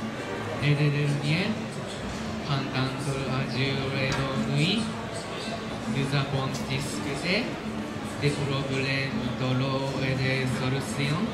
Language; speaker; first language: French; non-native, learner; Japanese